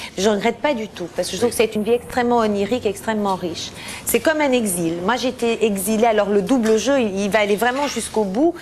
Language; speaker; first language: French; early bilingual, other home language; Portuguese